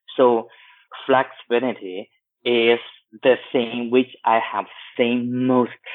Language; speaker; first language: English; non-native, fluent; Chinese